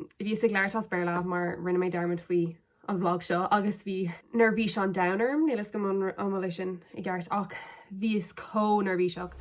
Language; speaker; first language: Irish; non-native, local second language; English